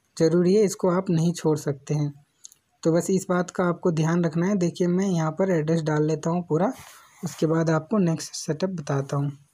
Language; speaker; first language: Hindi; native; Hindi